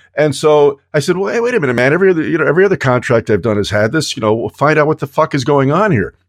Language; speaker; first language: English; native; English